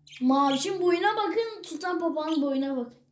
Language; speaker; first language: Turkish; native; Turkish